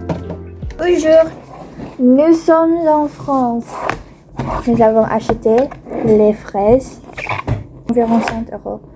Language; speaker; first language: French; non-native, learner; Indonesian